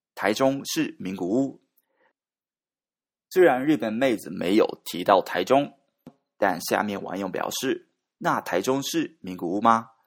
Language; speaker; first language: Chinese; non-native, learner; Japanese